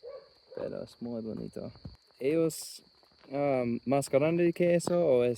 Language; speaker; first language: Spanish; non-native, learner; English